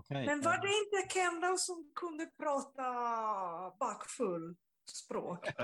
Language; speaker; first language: Swedish; non-native, fluent; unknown